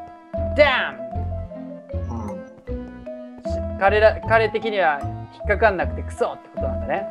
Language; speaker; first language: Japanese; native; Japanese